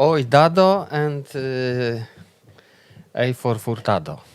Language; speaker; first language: English; non-native, learner; Polish